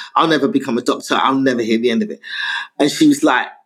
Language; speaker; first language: English; native; English